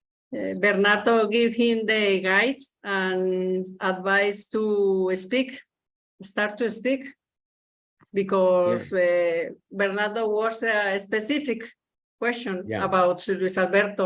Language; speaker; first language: English; non-native, learner; Spanish